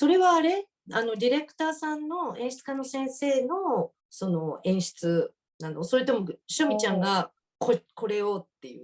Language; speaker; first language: Japanese; native; Japanese